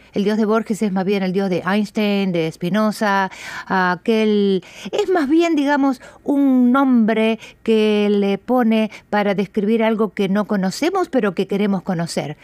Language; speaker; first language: Spanish; native; Spanish